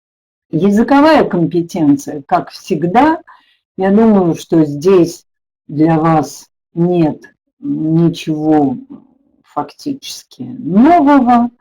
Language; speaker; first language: Russian; native; Russian